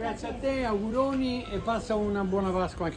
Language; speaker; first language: Italian; native; Italian